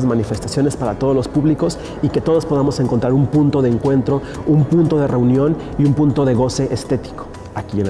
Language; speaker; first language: Spanish; native; Spanish